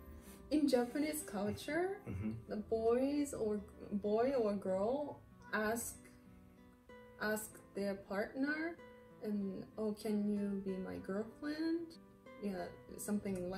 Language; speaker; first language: English; non-native, learner; Japanese